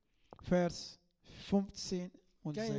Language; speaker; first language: German; non-native, learner; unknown